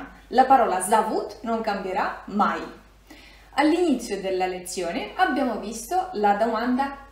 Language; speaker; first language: Italian; non-native, fluent; Russian